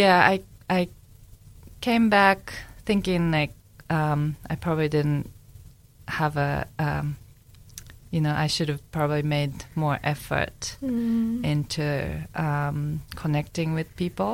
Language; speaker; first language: English; non-native, fluent; Japanese